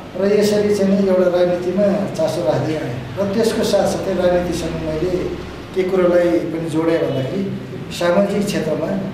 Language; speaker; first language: Nepali; non-native, local second language; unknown